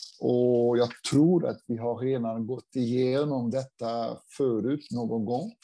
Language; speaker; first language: Swedish; non-native, fluent; Portuguese